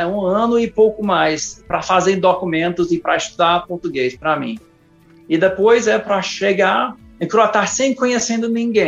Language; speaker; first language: Portuguese; non-native, fluent; English